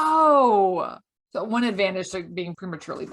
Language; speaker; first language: English; native; English